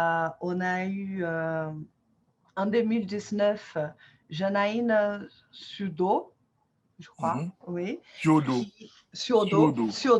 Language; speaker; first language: French; non-native, fluent; Portuguese